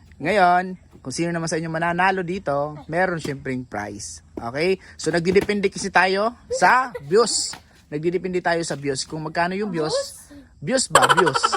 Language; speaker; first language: Filipino; native; Filipino